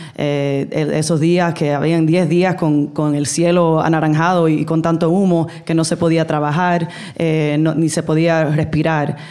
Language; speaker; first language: Spanish; early bilingual, heritage; Spanish